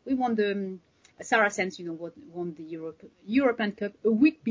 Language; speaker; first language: English; non-native, fluent; French